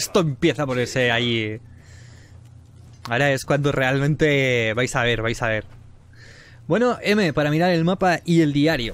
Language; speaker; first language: Spanish; native; Spanish